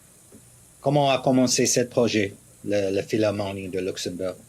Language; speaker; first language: French; non-native, learner; English